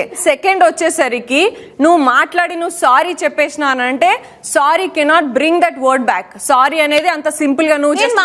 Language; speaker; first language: Telugu; native; Telugu